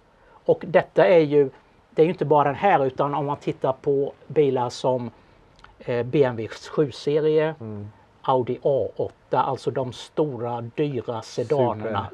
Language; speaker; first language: Swedish; native; Swedish